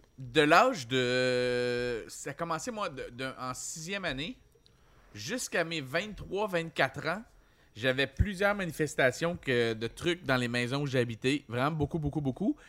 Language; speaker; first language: French; native; French